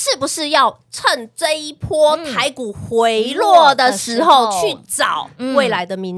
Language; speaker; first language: Chinese; native; Chinese